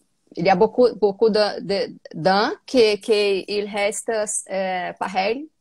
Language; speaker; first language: French; non-native, learner; Portuguese